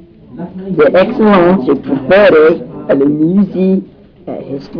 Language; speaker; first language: French; non-native, learner; English